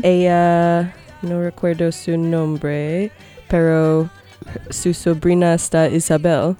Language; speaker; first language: Spanish; non-native, learner; English